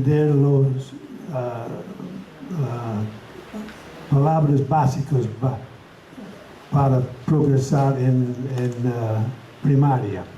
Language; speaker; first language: Spanish; non-native, fluent; English